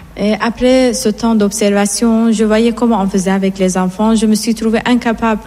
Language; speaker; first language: French; non-native, fluent; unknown